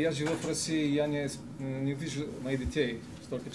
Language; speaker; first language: Russian; non-native, learner; Ukrainian